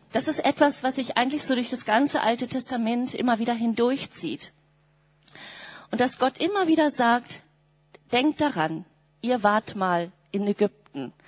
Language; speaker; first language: German; native; German